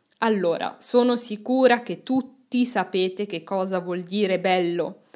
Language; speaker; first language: Italian; native; Italian